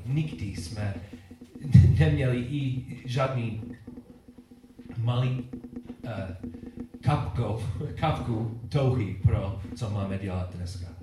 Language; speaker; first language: Czech; non-native, learner; English